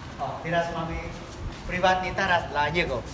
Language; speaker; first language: Polish; non-native, learner; Khmer